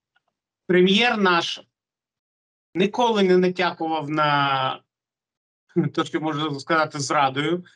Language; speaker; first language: Ukrainian; non-native, local second language; Russian